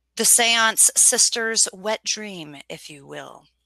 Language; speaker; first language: English; native; English